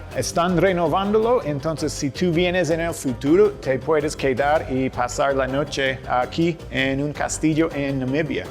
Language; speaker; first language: Spanish; non-native, fluent; English